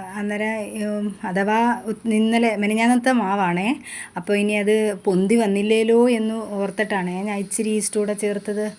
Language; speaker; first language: Malayalam; native; Malayalam